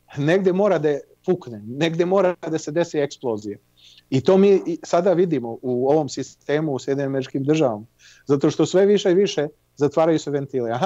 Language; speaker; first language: Serbian; early bilingual, heritage; Serbian